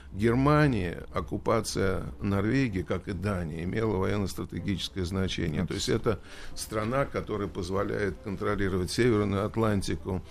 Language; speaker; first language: Russian; native; Russian